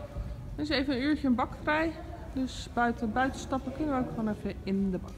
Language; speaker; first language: Dutch; native; Dutch